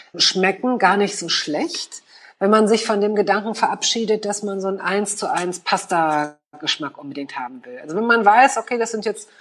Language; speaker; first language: German; native; German